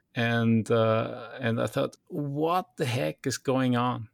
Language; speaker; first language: English; non-native, fluent; German